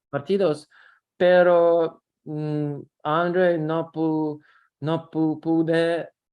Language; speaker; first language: Spanish; non-native, learner; Russian